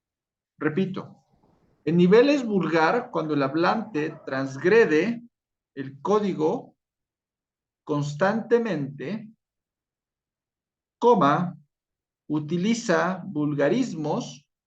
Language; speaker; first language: Spanish; native; Spanish